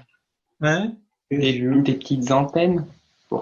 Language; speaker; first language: French; native; French